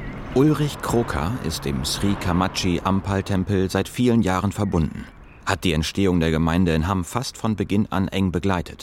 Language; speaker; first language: German; native; German